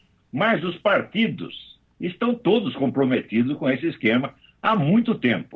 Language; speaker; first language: Portuguese; native; Portuguese